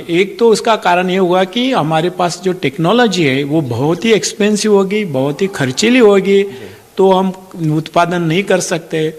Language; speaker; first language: Hindi; non-native, local second language; Marathi